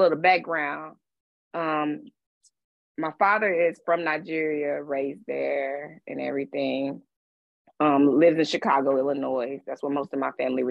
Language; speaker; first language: English; native; English